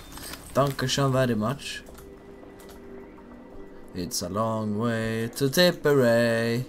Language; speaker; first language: English; non-native, fluent; Swedish